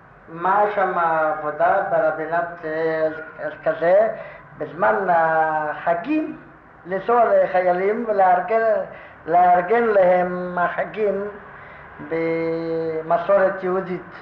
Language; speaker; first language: Hebrew; non-native, fluent; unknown